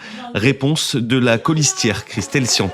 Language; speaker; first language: French; native; French